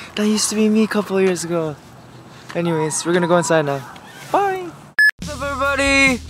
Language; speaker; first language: English; early bilingual, other home language; Korean